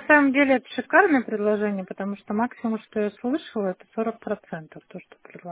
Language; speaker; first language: Russian; native; Russian